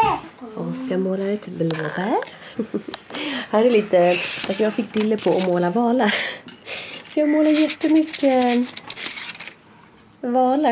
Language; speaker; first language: Swedish; native; Swedish